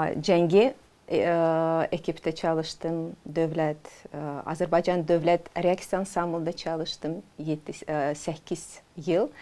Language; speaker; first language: Turkish; non-native, learner; Azerbaijani